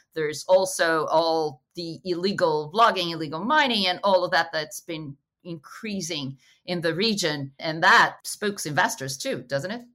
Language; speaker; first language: English; non-native, fluent; Portuguese